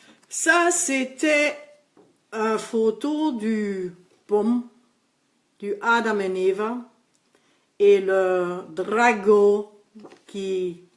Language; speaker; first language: French; non-native, local second language; Dutch